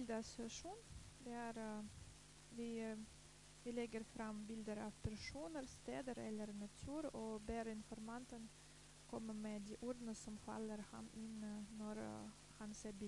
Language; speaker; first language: Norwegian; non-native, fluent; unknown